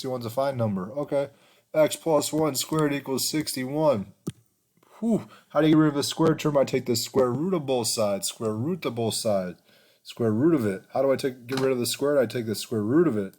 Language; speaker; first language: English; native; English